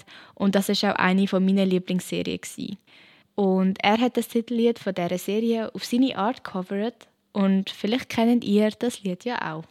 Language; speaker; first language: German; native; German